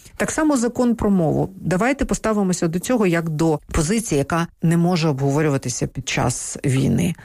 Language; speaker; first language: Ukrainian; non-native, local second language; Russian